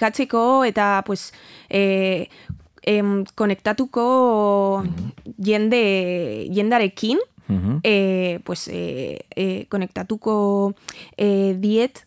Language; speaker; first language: Basque; non-native, learner; Spanish